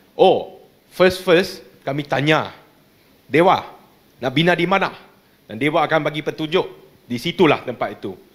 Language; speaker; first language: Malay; non-native, local second language; Chinese